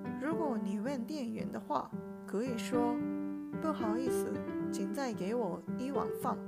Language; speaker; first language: Chinese; non-native, learner; Japanese